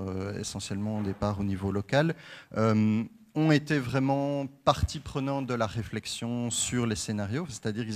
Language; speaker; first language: French; native; French